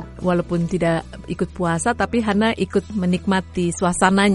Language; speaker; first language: Indonesian; native; Indonesian